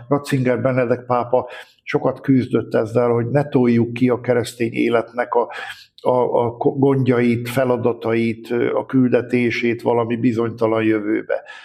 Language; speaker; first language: Hungarian; native; Hungarian